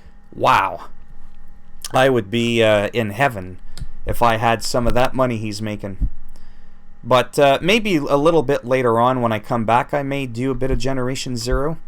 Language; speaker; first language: English; native; English